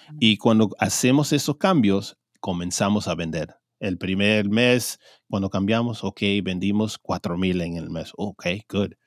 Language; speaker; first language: Spanish; early bilingual, heritage; Spanish